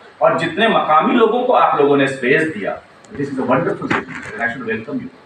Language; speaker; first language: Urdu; non-native, local second language; Konkani